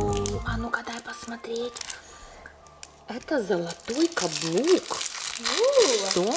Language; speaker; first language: Russian; native; Russian